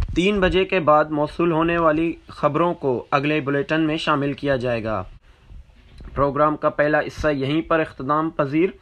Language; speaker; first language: Urdu; non-native, local second language; Baluchi